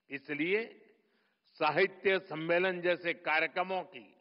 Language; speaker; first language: Hindi; non-native, local second language; Gujarati